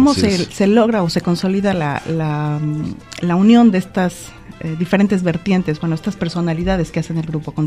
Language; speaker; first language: Spanish; native; Spanish